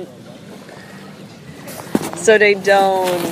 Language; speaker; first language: English; non-native, fluent; Spanish